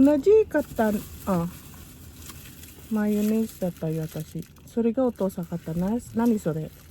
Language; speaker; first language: Japanese; non-native, fluent; Filipino